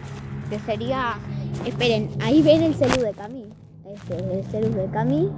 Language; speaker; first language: Spanish; native; Spanish